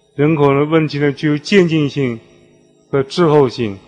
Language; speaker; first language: Chinese; native; Chinese